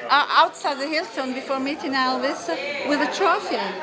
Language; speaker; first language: English; non-native, fluent; Italian